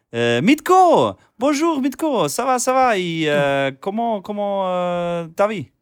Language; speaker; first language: French; non-native, learner; German